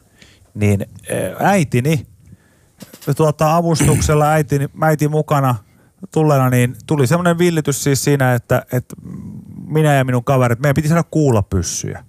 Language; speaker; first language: Finnish; native; Finnish